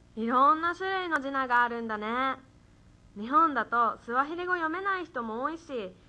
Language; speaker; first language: Japanese; native; Japanese